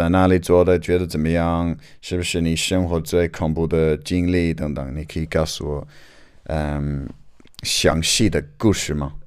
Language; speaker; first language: Chinese; non-native, learner; English